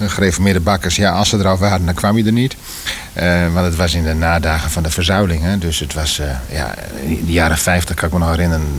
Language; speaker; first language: Dutch; native; Dutch